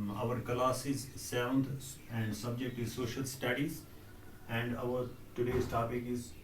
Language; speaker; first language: English; non-native, local second language; Urdu